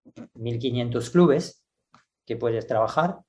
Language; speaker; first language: Spanish; non-native, fluent; French